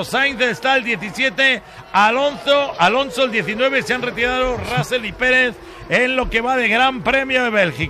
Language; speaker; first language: Spanish; native; Spanish